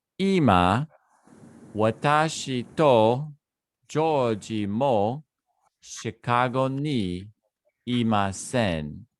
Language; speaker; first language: Japanese; non-native, learner; English